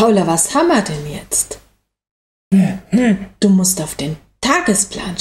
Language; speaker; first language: German; native; German